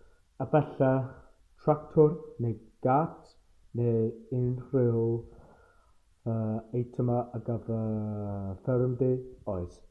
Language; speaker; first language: Welsh; non-native, learner; English